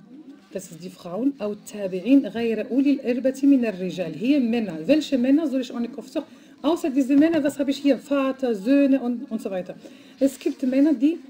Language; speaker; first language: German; non-native, fluent; Arabic